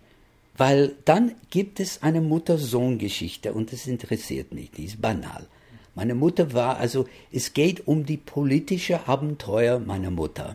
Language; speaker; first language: German; non-native, fluent; English